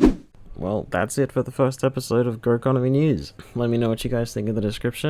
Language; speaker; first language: English; native; English